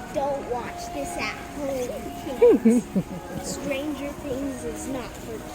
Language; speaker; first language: English; native; English